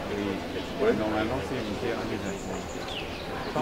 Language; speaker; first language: French; non-native, local second language; Morisyen